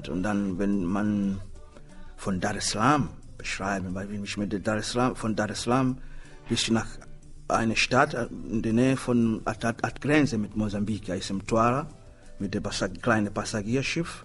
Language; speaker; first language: German; non-native, learner; Swahili